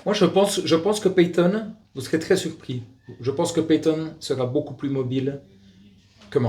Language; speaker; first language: French; native; French